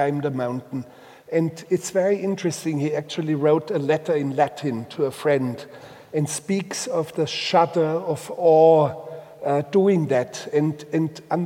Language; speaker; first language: English; non-native, fluent; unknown